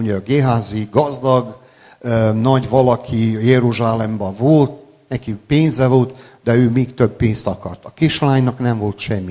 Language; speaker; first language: Hungarian; non-native, local second language; Serbian